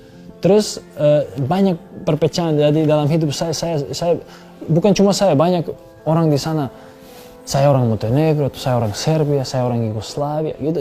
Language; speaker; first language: Indonesian; non-native, fluent; Serbian